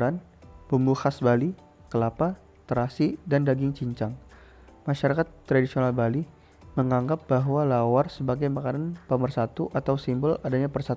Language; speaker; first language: Indonesian; native; Indonesian